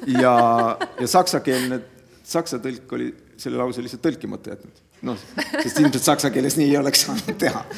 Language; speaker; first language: Estonian; native; Estonian